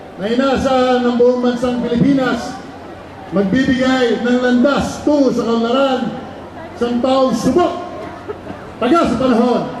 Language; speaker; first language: Filipino; native; Filipino